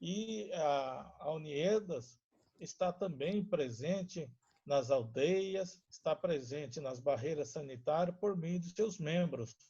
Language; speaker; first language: Portuguese; non-native, local second language; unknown